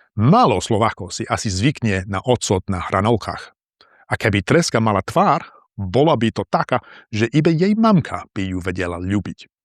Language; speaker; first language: Slovak; non-native, learner; English